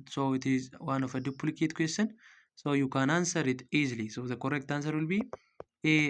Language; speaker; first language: English; non-native, local second language; Amharic